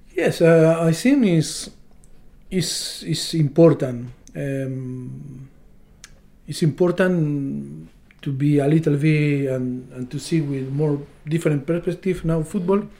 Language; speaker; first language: English; non-native, learner; Spanish